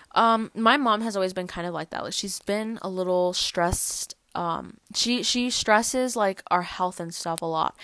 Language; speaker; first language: English; early bilingual, other home language; Spanish